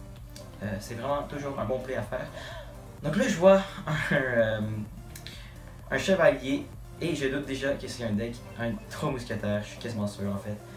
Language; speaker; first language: French; native; French